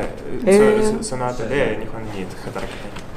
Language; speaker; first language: Japanese; non-native, learner; Russian